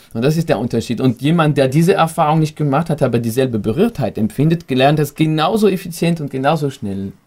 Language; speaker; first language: German; non-native, fluent; French